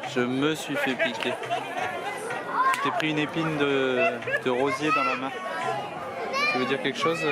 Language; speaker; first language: French; native; French